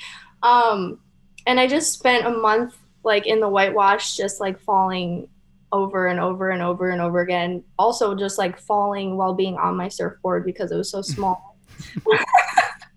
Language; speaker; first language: English; native; English